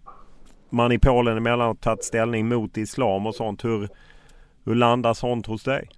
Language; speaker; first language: Swedish; native; Swedish